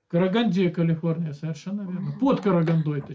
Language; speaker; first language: Russian; native; Russian